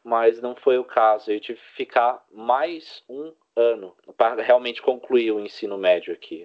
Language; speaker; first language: Portuguese; early bilingual, heritage; Portuguese